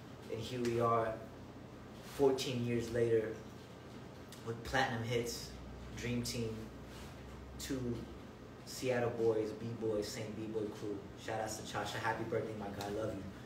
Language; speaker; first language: English; native; English